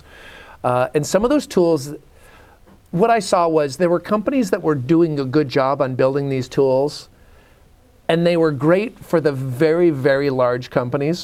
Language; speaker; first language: English; native; English